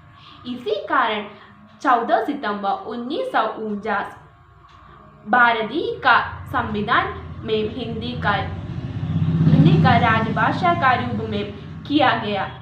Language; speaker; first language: Hindi; non-native, local second language; Malayalam